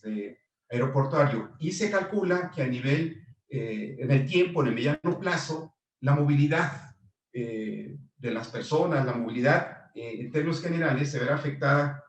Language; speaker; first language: Spanish; native; Spanish